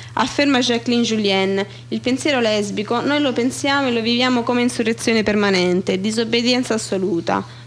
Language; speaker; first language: Italian; native; Italian